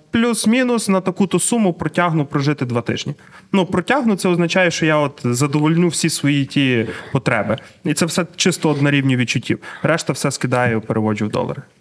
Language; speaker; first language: Ukrainian; native; Ukrainian